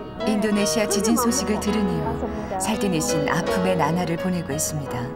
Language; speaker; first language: Korean; native; Korean